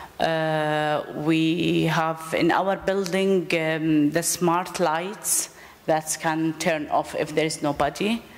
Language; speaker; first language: English; non-native, learner; Arabic